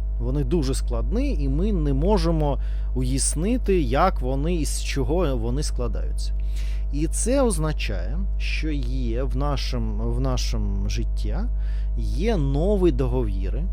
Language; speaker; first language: Ukrainian; non-native, learner; Russian